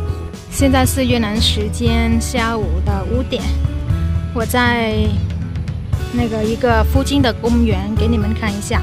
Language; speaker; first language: Chinese; non-native, fluent; Vietnamese